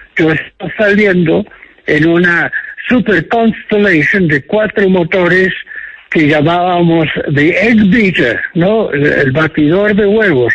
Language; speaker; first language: Spanish; non-native, fluent; English